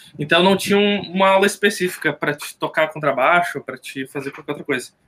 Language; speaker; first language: Portuguese; native; Portuguese